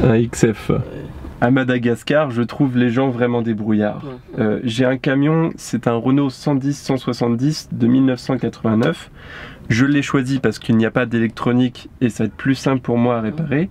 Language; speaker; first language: French; native; French